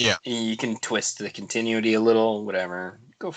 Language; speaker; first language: English; native; English